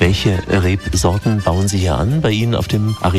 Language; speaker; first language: German; native; German